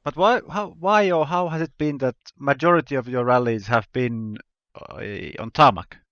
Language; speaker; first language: English; non-native, fluent; Finnish